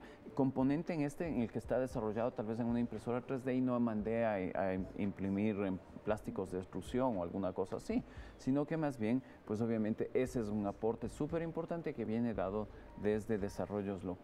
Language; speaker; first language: Spanish; native; Spanish